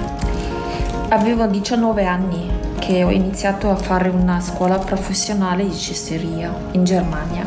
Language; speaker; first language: Italian; non-native, fluent; German